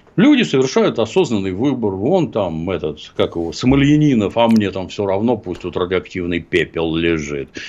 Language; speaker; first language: Russian; native; Russian